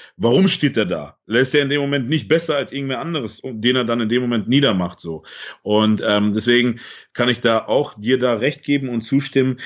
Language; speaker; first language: German; early bilingual, other home language; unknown